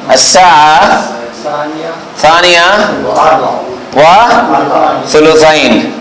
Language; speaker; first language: Arabic; non-native, fluent; Urdu